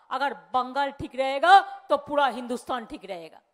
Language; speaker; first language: Hindi; non-native, local second language; Bangla